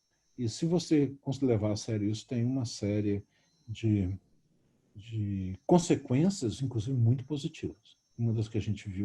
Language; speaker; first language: Portuguese; native; Portuguese